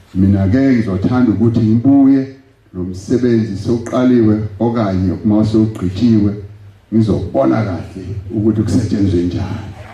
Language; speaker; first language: Zulu; non-native, local second language; Venda